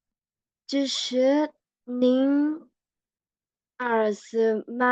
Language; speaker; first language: Chinese; non-native, learner; Burmese